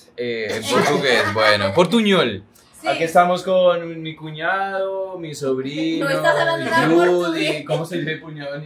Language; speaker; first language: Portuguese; non-native, learner; Spanish